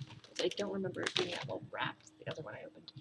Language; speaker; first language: English; native; English